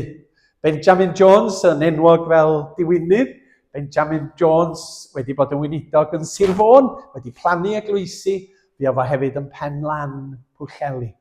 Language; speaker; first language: Welsh; native; Welsh